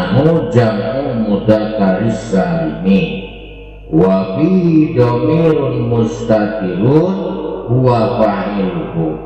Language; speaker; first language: Arabic; non-native, fluent; Sundanese